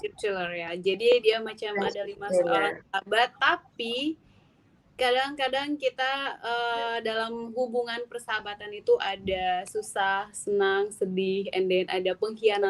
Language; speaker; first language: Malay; non-native, learner; Indonesian